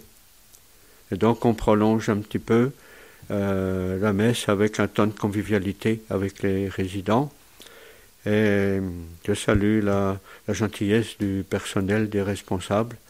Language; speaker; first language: French; native; French